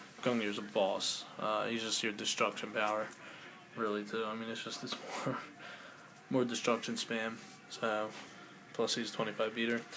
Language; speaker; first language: English; native; English